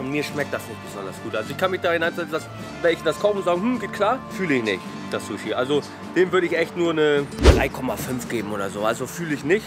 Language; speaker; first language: German; native; German